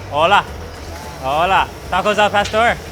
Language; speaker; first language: Spanish; non-native, learner; English